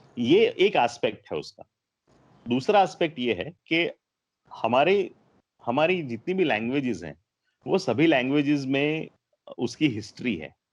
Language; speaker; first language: Hindi; non-native, local second language; Gujarati